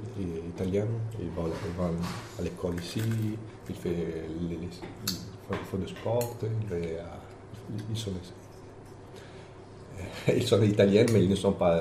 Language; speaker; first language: French; non-native, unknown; Italian